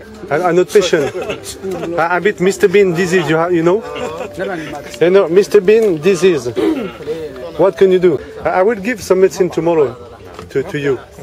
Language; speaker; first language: English; non-native, learner; French